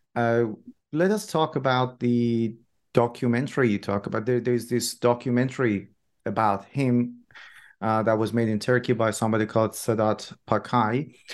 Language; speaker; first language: English; non-native, fluent; Persian